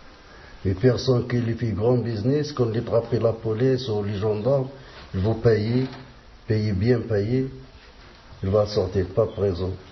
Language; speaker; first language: French; non-native, learner; Arabic